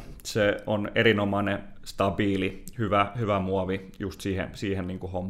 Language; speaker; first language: Finnish; native; Finnish